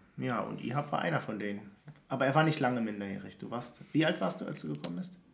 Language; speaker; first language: German; native; German